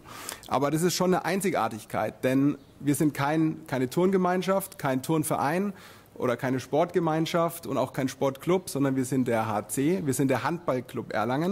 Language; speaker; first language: German; native; German